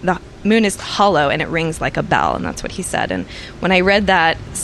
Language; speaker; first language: English; native; English